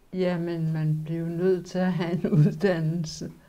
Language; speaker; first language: Danish; early bilingual, other home language; Polish